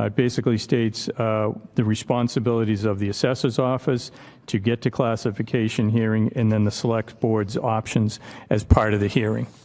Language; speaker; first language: English; native; English